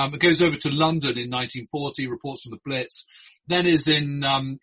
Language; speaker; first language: English; native; English